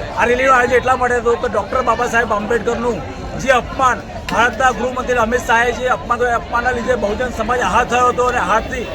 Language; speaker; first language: Gujarati; native; Gujarati